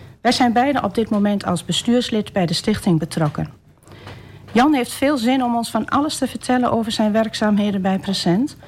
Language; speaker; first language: Dutch; native; Dutch